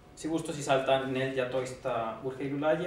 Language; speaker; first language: Finnish; non-native, learner; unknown